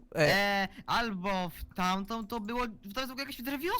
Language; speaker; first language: Polish; native; Polish